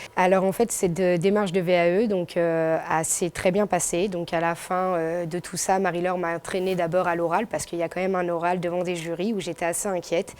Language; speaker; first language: French; native; French